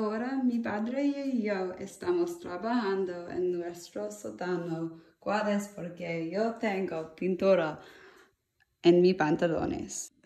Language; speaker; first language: Spanish; non-native, learner; English